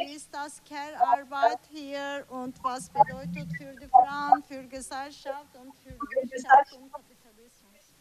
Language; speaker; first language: German; non-native, learner; Turkish